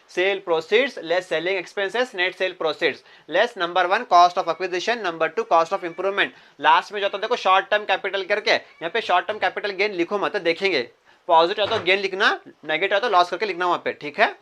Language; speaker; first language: Hindi; non-native, local second language; Kannada